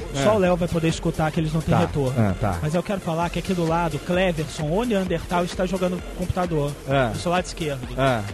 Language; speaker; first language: Portuguese; native; Portuguese